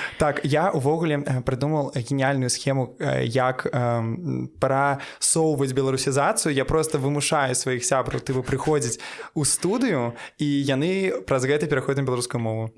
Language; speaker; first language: Belarusian; non-native, local second language; Russian